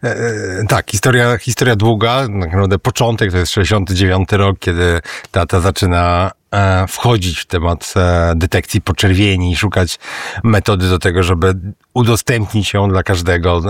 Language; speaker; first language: Polish; native; Polish